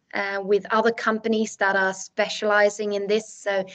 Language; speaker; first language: English; non-native, fluent; Swedish